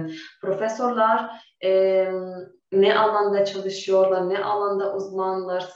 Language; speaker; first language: Turkish; non-native, fluent; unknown